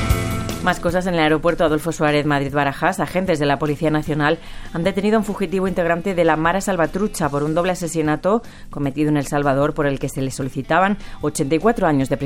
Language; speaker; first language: Spanish; native; Spanish